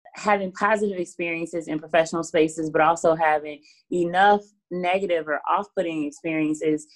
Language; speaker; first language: English; native; English